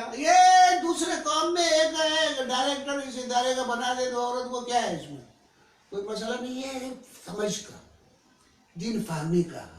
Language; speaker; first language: Urdu; non-native, local second language; Baluchi